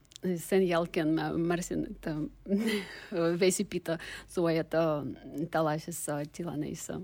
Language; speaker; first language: Finnish; non-native, learner; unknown